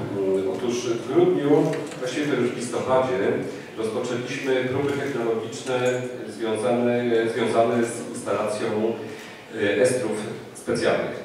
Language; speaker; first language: Polish; native; Polish